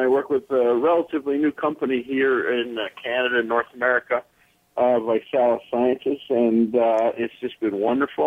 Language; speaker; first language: English; native; English